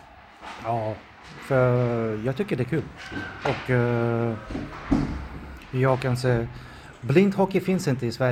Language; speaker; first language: Swedish; non-native, fluent; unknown